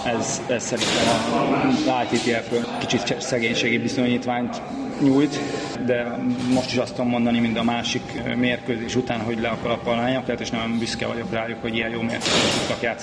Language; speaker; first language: Hungarian; native; Hungarian